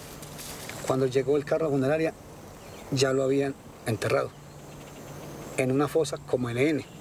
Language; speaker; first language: Spanish; native; Spanish